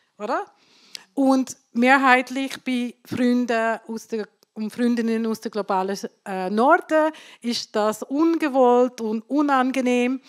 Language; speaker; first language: German; non-native, fluent; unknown